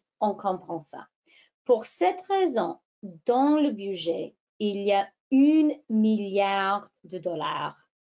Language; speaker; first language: French; non-native, fluent; English